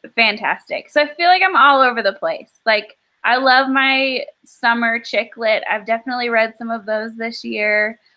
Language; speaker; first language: English; native; English